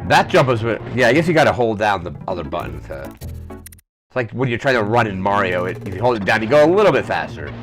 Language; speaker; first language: English; native; English